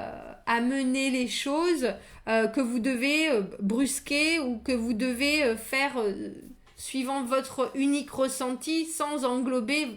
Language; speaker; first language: French; native; French